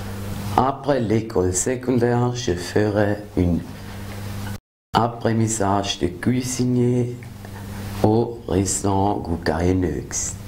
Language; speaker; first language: French; non-native, local second language; German